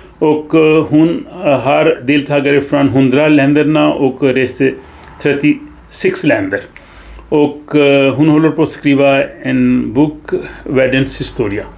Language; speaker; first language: Swedish; non-native, fluent; Urdu